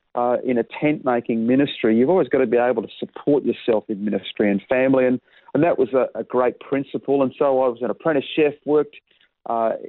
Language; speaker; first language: English; native; English